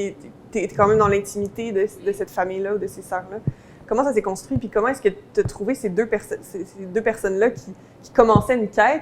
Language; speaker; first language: French; native; French